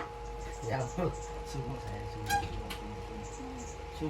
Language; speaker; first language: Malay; non-native, local second language; Javanese